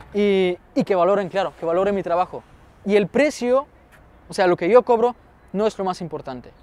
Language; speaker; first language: Spanish; non-native, fluent; Bulgarian